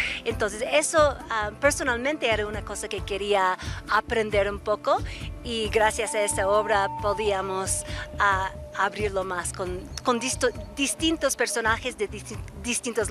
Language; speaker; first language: Spanish; native; Spanish